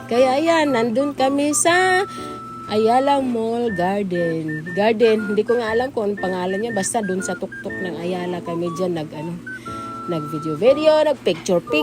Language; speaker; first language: Filipino; non-native, local second language; Cebuano